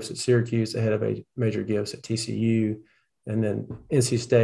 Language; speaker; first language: English; native; English